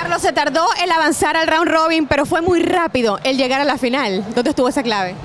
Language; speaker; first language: Spanish; native; Spanish